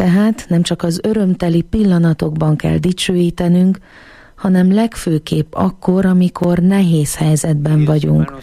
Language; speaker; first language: Hungarian; native; Hungarian